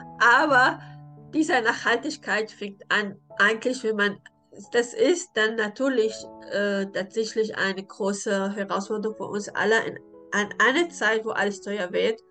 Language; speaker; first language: German; non-native, learner; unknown